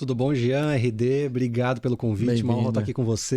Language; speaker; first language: Portuguese; native; Portuguese